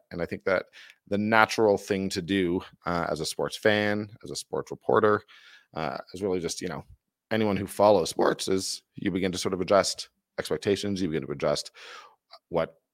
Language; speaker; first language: English; native; English